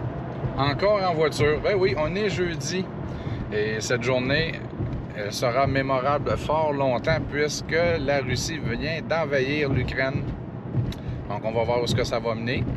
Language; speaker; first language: French; native; French